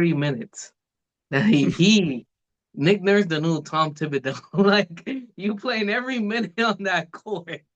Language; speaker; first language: English; native; English